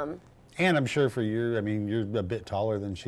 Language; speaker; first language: English; native; English